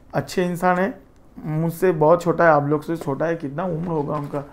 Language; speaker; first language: Hindi; non-native, local second language; Bangla